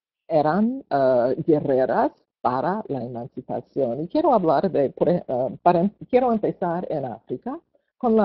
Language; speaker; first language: Spanish; non-native, fluent; English